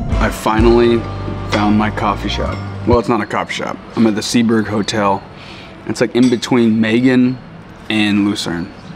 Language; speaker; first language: English; native; English